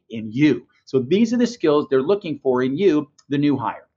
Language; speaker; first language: English; native; English